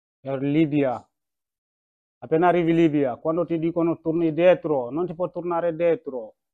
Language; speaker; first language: Italian; non-native, learner; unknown